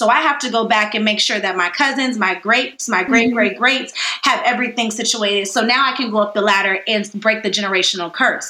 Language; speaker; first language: English; native; English